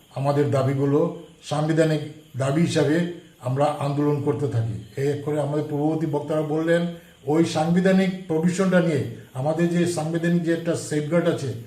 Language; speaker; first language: Bangla; non-native, local second language; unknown